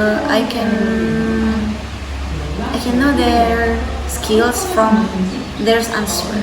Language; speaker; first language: English; non-native, fluent; Indonesian